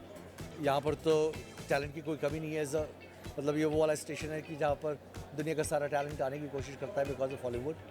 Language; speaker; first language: Hindi; native; Hindi